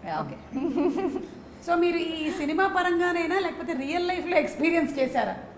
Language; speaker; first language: Telugu; native; Telugu